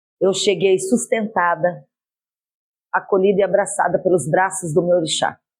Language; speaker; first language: Portuguese; native; Portuguese